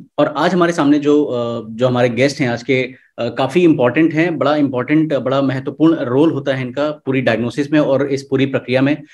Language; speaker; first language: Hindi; native; Hindi